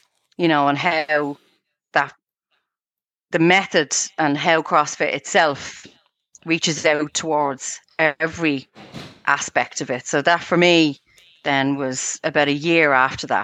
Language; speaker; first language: English; native; English